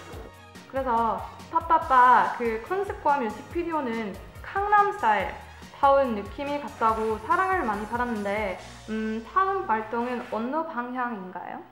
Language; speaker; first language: Korean; non-native, learner; English